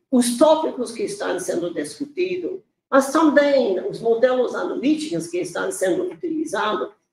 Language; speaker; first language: Portuguese; non-native, fluent; English